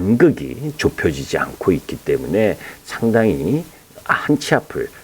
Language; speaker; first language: Korean; native; Korean